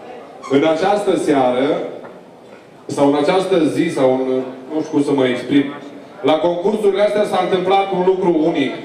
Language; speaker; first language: Romanian; native; Romanian